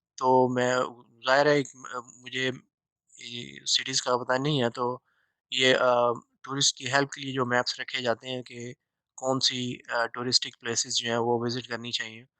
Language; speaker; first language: Urdu; native; Urdu